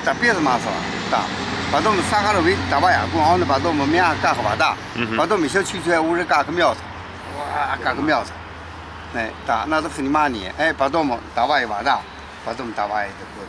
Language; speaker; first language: Russian; non-native, learner; Chinese